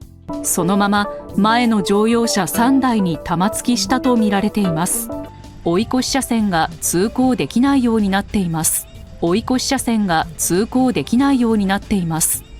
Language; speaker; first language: Japanese; native; Japanese